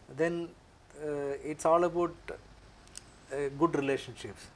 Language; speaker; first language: Telugu; non-native, local second language; Malayalam